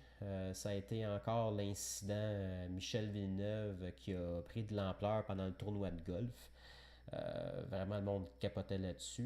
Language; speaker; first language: French; native; French